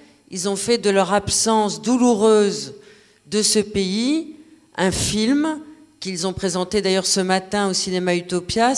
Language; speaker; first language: French; native; French